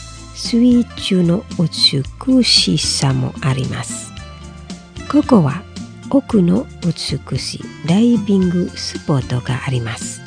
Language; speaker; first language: Japanese; non-native, fluent; Indonesian